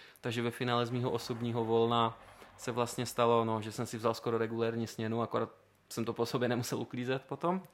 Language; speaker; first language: Czech; native; Czech